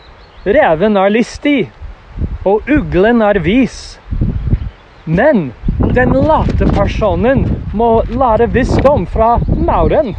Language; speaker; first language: Norwegian; non-native, fluent; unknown